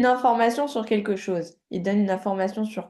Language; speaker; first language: French; native; French